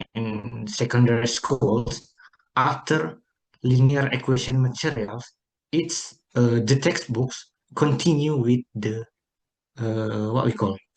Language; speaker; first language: English; non-native, learner; Indonesian